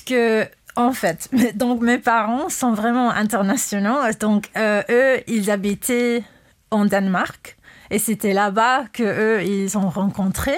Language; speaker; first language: French; non-native, fluent; English